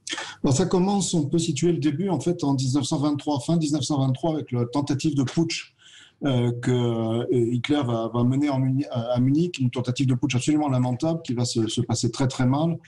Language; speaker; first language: French; native; French